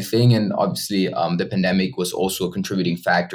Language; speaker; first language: English; non-native, fluent; German